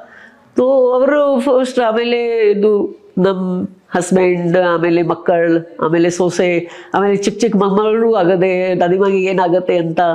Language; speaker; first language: Kannada; non-native, local second language; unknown